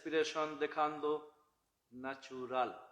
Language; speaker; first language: Spanish; non-native, learner; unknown